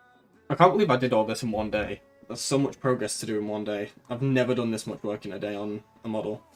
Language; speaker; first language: English; native; English